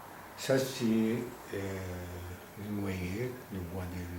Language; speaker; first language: French; non-native, learner; Arabic